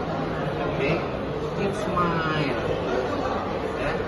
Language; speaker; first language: English; non-native, learner; Indonesian